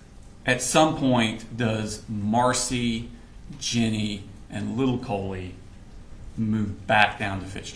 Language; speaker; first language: English; native; English